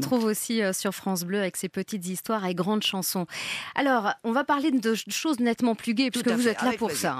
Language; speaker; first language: French; native; French